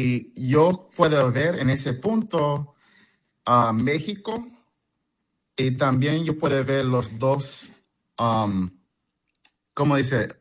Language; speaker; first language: Spanish; non-native, fluent; English